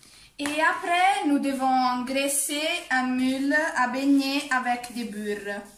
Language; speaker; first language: French; non-native, learner; Italian